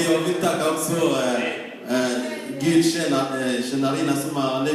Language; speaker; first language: Swedish; non-native, fluent; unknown